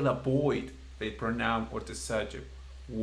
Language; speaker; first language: English; non-native, fluent; Spanish